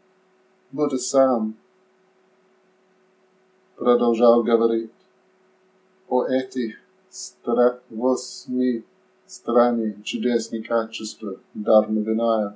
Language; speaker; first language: Russian; non-native, fluent; English